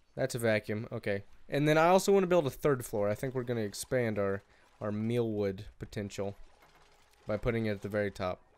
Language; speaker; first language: English; native; English